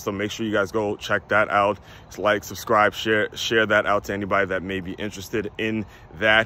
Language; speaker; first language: English; native; English